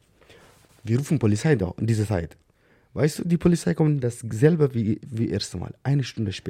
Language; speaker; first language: German; non-native, learner; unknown